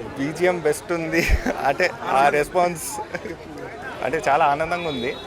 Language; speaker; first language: Telugu; native; Telugu